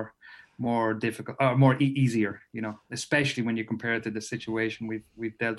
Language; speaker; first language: English; native; English